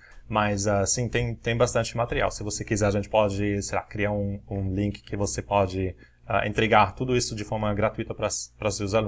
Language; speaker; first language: Portuguese; non-native, fluent; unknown